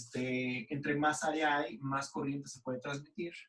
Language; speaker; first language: Spanish; native; Spanish